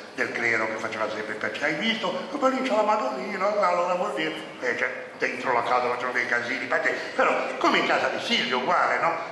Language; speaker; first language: Italian; native; Italian